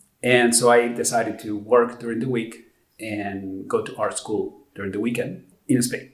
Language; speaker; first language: English; non-native, fluent; Spanish